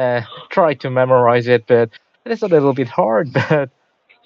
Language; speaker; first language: English; non-native, learner; Korean